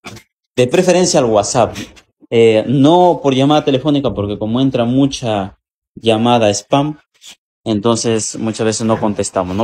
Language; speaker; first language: Spanish; native; Spanish